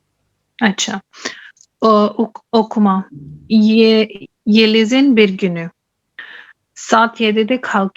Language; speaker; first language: Turkish; non-native, learner; Urdu